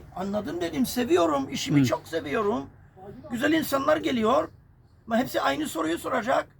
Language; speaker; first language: Turkish; native; Turkish